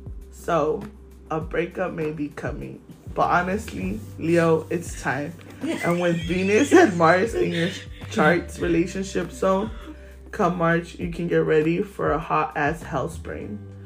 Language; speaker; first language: English; early bilingual, other home language; Spanish